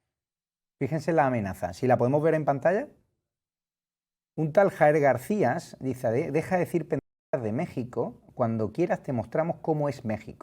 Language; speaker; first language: Spanish; native; Spanish